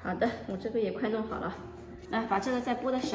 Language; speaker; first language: Chinese; native; Chinese